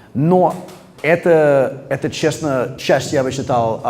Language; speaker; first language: Russian; early bilingual, heritage; Russian